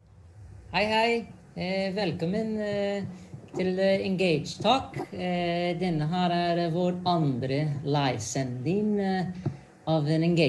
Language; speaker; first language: Norwegian; non-native, fluent; English